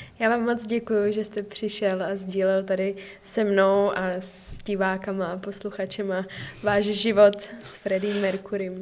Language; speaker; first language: Czech; non-native, learner; English